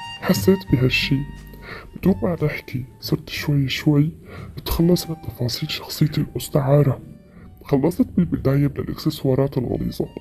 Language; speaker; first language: Arabic; native; Arabic